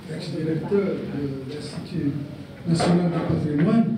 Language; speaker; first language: French; non-native, local second language; Arabic